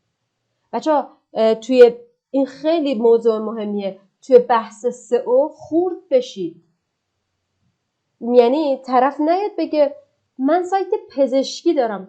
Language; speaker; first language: Persian; native; Persian